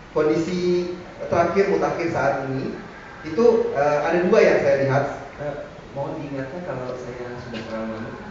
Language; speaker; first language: Indonesian; native; Indonesian